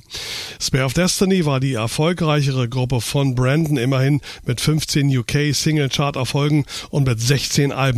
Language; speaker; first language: German; native; German